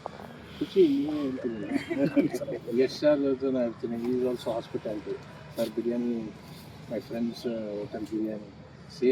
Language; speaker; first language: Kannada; non-native, learner; Telugu